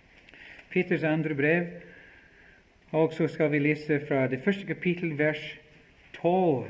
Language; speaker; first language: Swedish; non-native, fluent; English